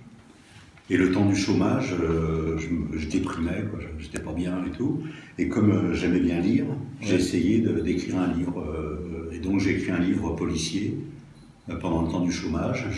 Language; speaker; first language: French; native; French